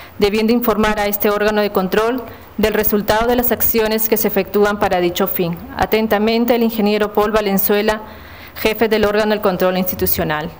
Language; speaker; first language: Spanish; native; Spanish